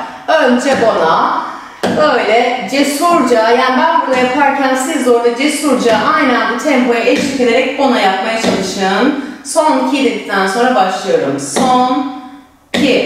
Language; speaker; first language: Turkish; native; Turkish